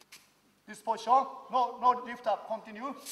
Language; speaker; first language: English; non-native, learner; Japanese